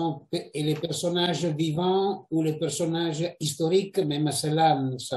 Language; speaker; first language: French; non-native, fluent; Italian